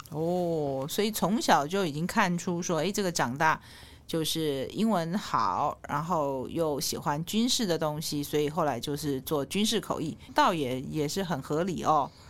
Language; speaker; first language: Chinese; native; Chinese